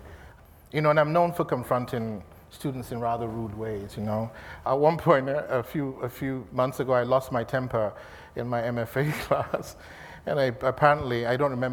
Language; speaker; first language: English; non-native, local second language; Igbo